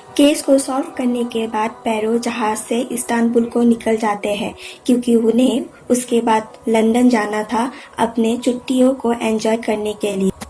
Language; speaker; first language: Hindi; non-native, local second language; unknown